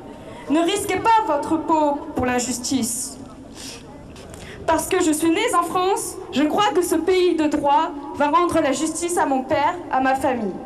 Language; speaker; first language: French; early bilingual, other home language; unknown